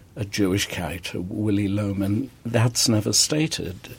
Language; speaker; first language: English; native; English